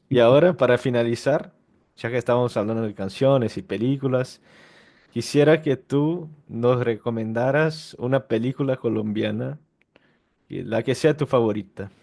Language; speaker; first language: Spanish; non-native, fluent; Portuguese